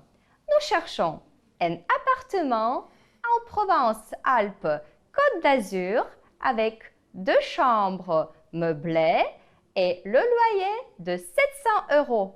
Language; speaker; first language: French; non-native, fluent; Ukrainian